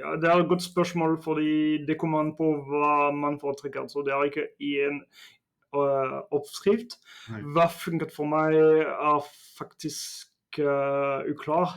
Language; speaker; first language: Norwegian; non-native, fluent; French